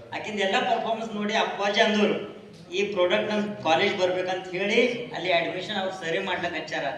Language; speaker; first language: Kannada; non-native, local second language; Marathi